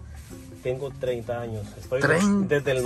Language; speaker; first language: Spanish; native; Spanish